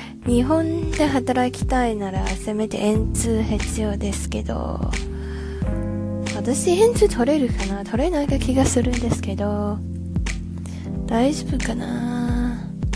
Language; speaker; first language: Japanese; non-native, learner; Cantonese